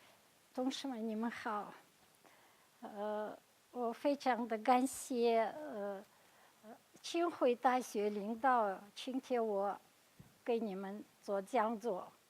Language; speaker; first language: Chinese; non-native, fluent; Kazakh